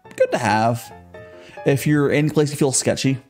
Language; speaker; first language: English; native; English